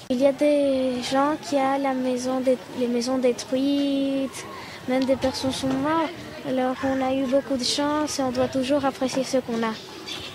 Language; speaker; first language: French; non-native, learner; Spanish